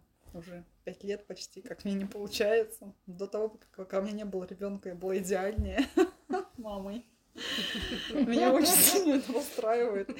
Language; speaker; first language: Russian; native; Russian